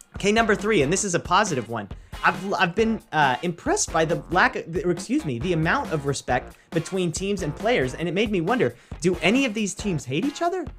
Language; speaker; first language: English; native; English